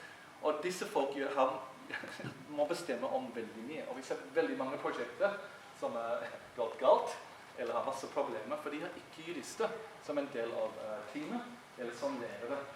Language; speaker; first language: Norwegian; non-native, fluent; English